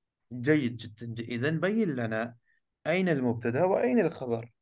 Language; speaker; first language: Arabic; non-native, fluent; Urdu